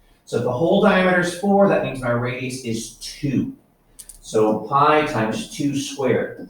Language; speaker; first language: English; native; English